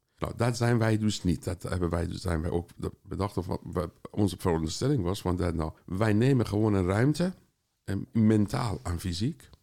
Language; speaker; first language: Dutch; non-native, fluent; Persian